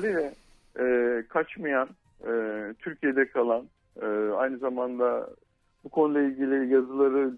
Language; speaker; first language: Turkish; native; Turkish